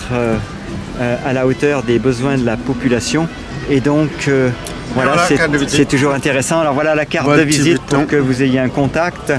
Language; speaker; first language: French; native; French